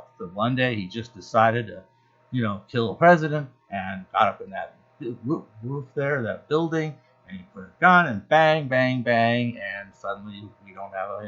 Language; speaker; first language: English; native; English